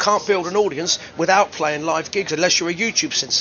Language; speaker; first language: English; native; English